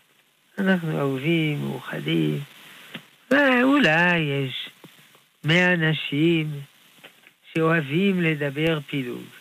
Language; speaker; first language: Hebrew; non-native, fluent; French